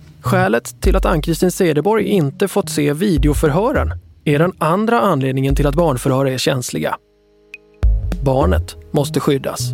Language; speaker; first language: Swedish; native; Swedish